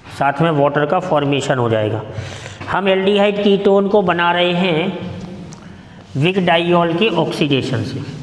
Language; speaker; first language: Hindi; native; Hindi